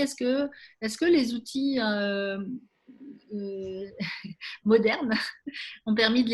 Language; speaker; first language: French; native; French